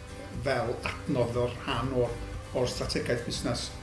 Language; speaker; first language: Welsh; native; Welsh